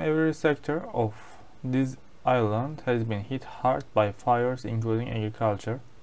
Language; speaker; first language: English; non-native, fluent; Turkish